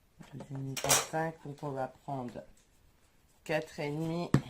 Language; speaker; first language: French; native; French